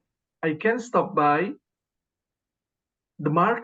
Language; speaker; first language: English; non-native, learner; Indonesian